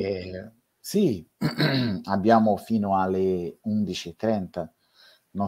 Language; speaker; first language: Italian; non-native, fluent; Portuguese